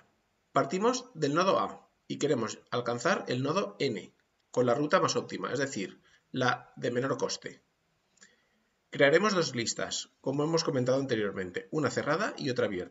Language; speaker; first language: Spanish; native; Spanish